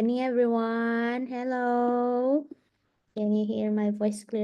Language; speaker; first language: English; non-native, fluent; Indonesian